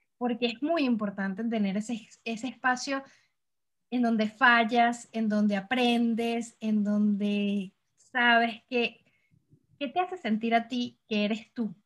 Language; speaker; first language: Spanish; native; Spanish